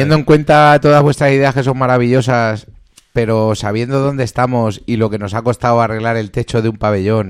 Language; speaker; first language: Spanish; native; Spanish